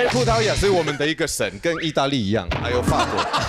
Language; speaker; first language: Chinese; non-native, fluent; Spanish